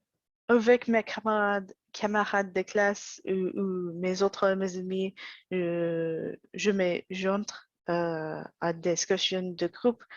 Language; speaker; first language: French; non-native, learner; English